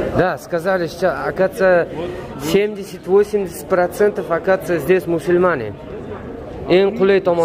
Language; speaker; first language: Russian; non-native, local second language; Uzbek